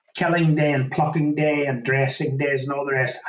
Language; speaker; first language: English; native; English